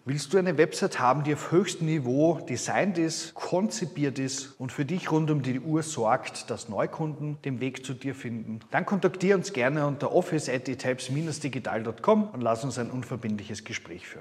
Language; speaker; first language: German; native; German